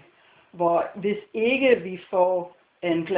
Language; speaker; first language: Danish; non-native, fluent; English